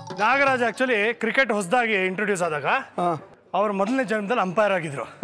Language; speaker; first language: Kannada; native; Kannada